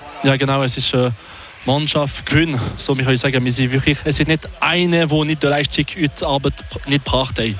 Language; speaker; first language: German; non-native, local second language; French